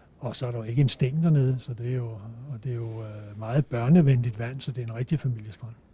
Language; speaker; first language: Danish; native; Danish